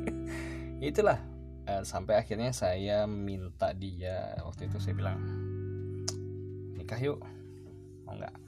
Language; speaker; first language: Indonesian; native; Indonesian